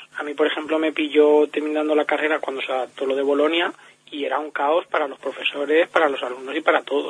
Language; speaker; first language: Spanish; native; Spanish